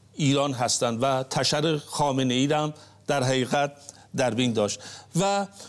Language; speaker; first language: Persian; native; Persian